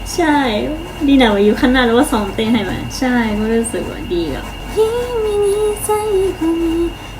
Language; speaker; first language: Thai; non-native, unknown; Japanese